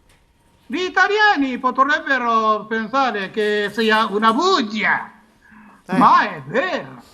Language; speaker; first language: Italian; non-native, learner; Japanese